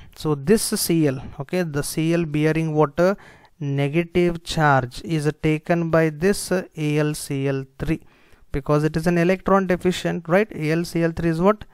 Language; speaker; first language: English; non-native, local second language; Kannada